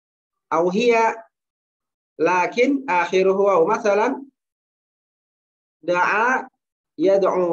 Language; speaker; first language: Arabic; non-native, fluent; Indonesian